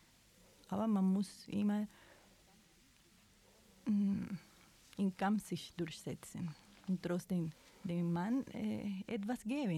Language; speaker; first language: German; non-native, fluent; Spanish